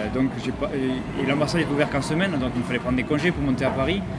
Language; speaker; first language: French; native; French